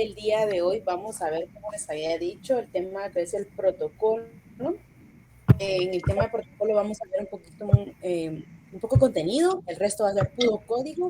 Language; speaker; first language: Spanish; native; Spanish